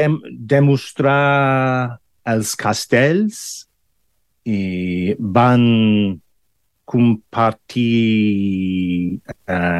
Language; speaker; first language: Catalan; non-native, learner; English